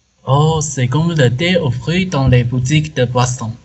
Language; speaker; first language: French; non-native, learner; Chinese